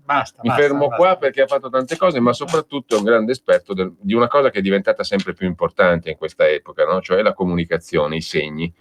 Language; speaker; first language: Italian; native; Italian